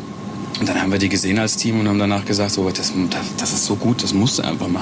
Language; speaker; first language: German; native; German